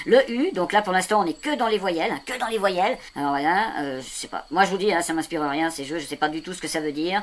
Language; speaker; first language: French; native; French